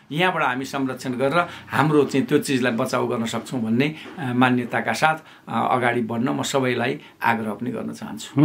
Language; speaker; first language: Nepali; native; Nepali